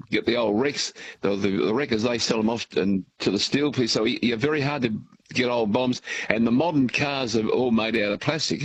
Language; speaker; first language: English; native; English